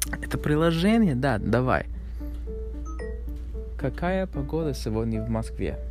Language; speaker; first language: Russian; non-native, learner; English